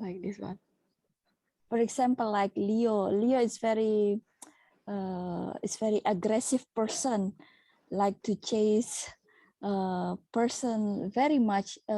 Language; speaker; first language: English; non-native, learner; Indonesian